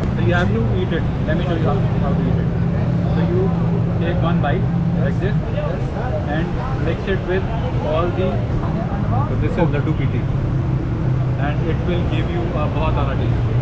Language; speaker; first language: English; non-native, local second language; Urdu